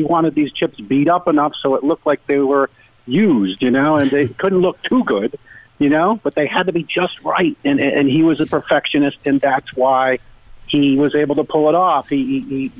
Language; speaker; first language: English; native; English